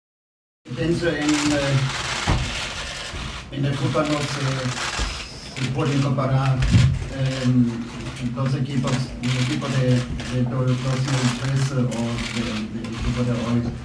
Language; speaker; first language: Spanish; non-native, fluent; German